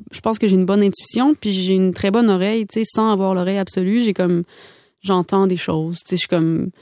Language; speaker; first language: French; native; French